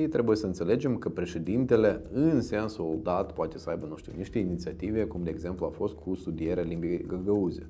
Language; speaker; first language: Romanian; native; Romanian